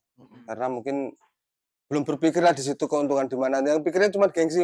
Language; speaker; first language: Indonesian; non-native, local second language; Javanese